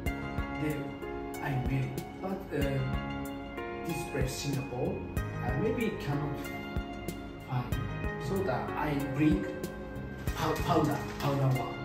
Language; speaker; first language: English; non-native, learner; Japanese